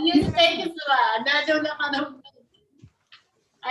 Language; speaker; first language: English; non-native, learner; Chinese